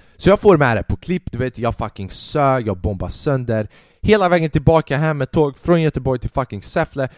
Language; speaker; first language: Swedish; early bilingual, other home language; Albanian